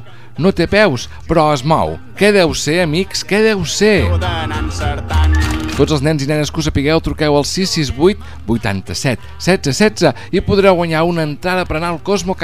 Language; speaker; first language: Catalan; native; Catalan